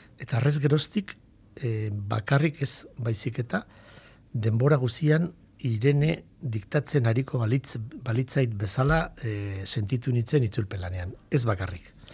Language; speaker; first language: Basque; non-native, local second language; Spanish